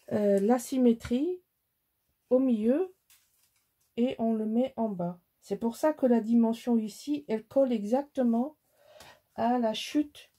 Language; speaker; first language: French; native; French